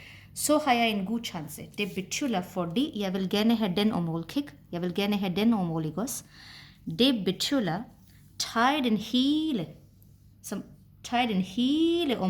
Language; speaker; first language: Danish; non-native, fluent; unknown